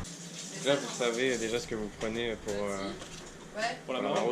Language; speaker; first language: French; native; French